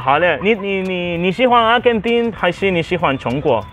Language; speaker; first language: Chinese; non-native, learner; Spanish